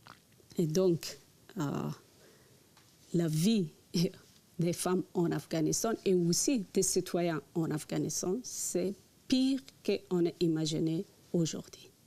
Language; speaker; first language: French; non-native, learner; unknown